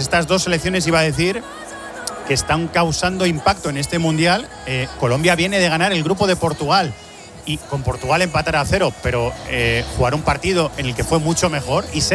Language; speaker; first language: Spanish; native; Spanish